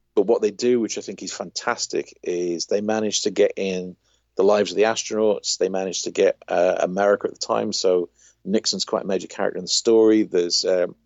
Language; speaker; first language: English; native; English